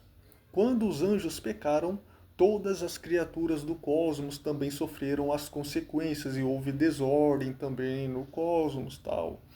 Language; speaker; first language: Portuguese; native; Portuguese